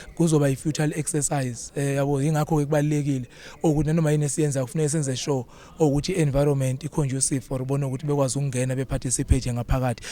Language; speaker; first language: Zulu; native; Zulu